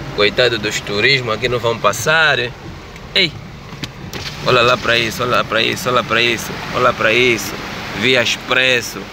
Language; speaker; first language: Portuguese; native; Portuguese